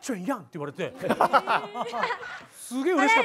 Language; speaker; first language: Chinese; non-native, learner; Japanese